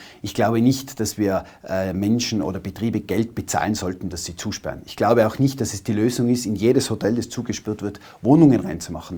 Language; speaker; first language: German; native; German